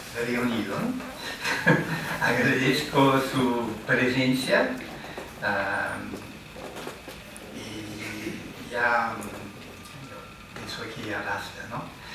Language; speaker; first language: Spanish; non-native, fluent; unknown